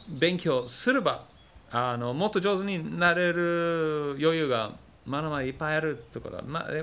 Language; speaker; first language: Japanese; non-native, fluent; English